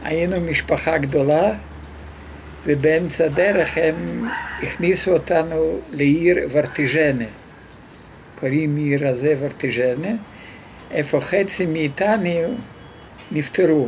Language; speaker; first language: Hebrew; non-native, fluent; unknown